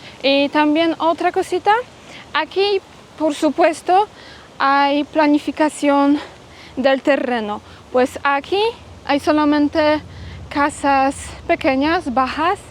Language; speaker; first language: Spanish; non-native, fluent; Polish